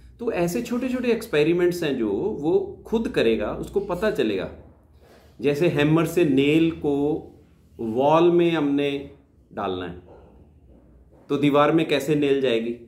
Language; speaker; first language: Hindi; non-native, local second language; Punjabi